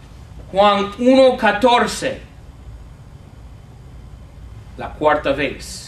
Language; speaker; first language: Spanish; non-native, fluent; English